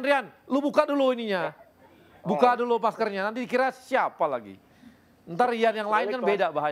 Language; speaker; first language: Indonesian; native; Indonesian